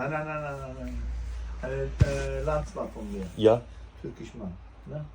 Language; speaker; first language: German; non-native, learner; Turkish